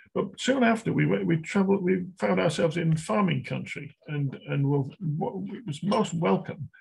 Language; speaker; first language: English; native; English